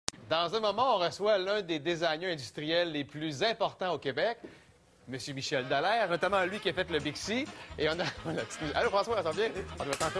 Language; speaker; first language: French; native; French